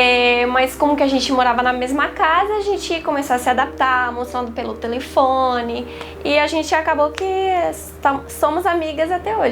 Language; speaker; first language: Portuguese; non-native, fluent; French